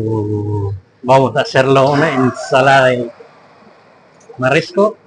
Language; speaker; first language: Spanish; non-native, learner; Filipino